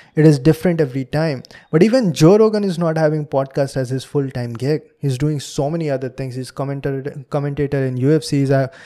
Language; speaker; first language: English; non-native, local second language; Hindi